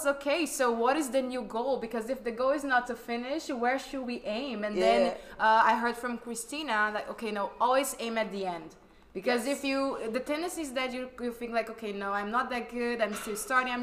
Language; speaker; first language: English; non-native, fluent; Portuguese